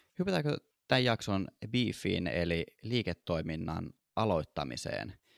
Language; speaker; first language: Finnish; native; Finnish